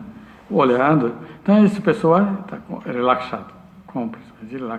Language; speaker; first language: Portuguese; non-native, learner; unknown